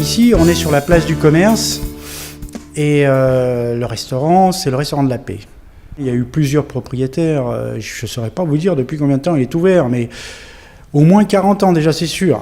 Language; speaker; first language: French; native; French